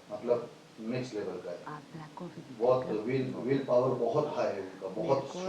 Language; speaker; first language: Hindi; non-native, fluent; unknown